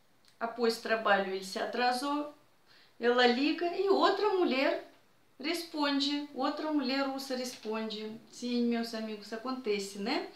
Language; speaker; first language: Portuguese; non-native, fluent; Russian